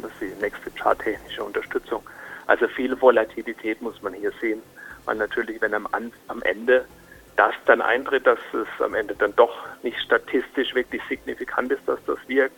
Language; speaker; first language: German; native; German